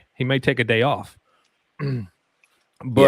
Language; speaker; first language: English; native; English